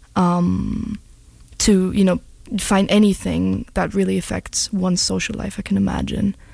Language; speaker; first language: English; non-native, fluent; German